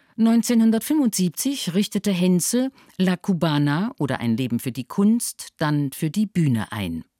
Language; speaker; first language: German; native; German